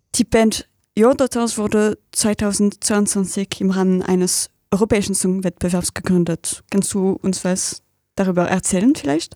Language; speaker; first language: German; native; German